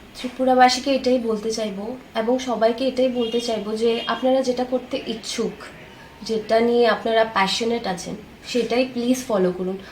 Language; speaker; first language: Bangla; native; Bangla